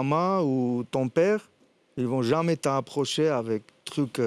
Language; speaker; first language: French; non-native, fluent; Armenian